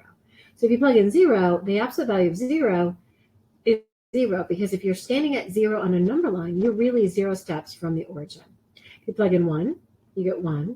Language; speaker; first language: English; native; English